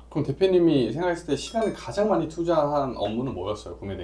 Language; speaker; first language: Korean; native; Korean